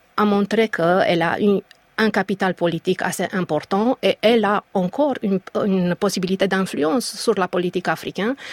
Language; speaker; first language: French; non-native, fluent; Romanian